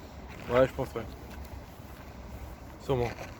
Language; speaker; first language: French; native; French